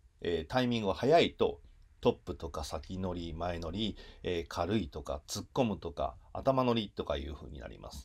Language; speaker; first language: Japanese; native; Japanese